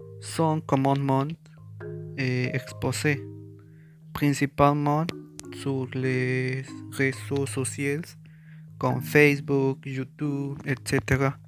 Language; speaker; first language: French; non-native, learner; Spanish